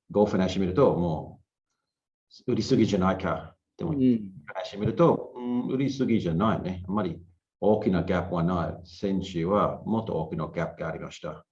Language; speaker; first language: Japanese; non-native, learner; English